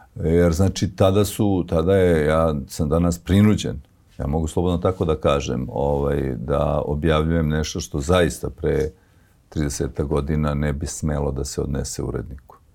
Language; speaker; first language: Serbian; native; Serbian